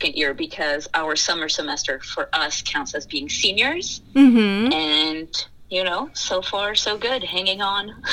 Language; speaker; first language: English; early bilingual, other home language; French